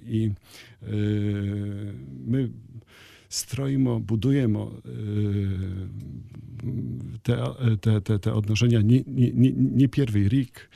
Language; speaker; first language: Ukrainian; non-native, learner; Polish